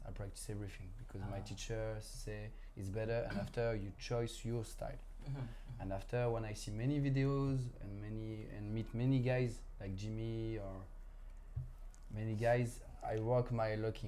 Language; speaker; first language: English; non-native, learner; French